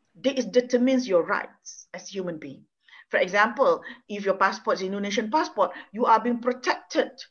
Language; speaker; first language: English; non-native, local second language; Malay